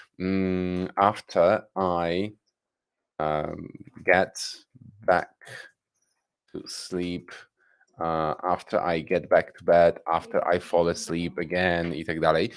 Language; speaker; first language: English; non-native, fluent; Polish